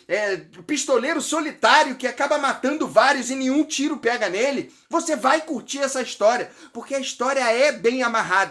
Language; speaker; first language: Portuguese; native; Portuguese